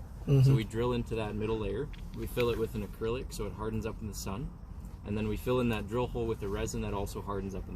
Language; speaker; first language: English; native; English